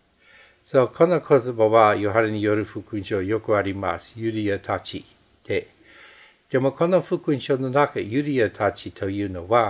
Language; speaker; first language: Japanese; non-native, fluent; English